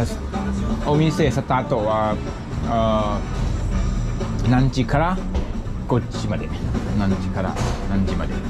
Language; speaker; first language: Japanese; non-native, learner; Thai